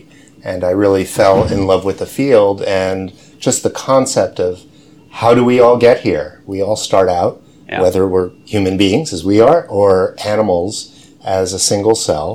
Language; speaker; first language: English; native; English